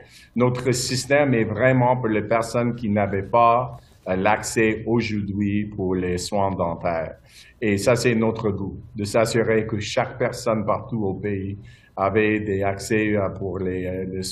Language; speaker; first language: French; non-native, local second language; English